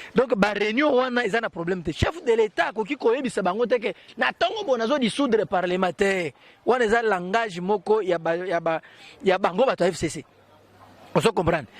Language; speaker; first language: Lingala; native; Lingala